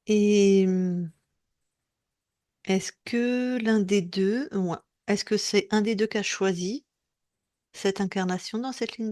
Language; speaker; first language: French; native; French